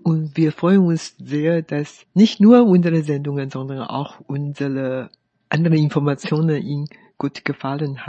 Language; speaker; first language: German; non-native, fluent; Chinese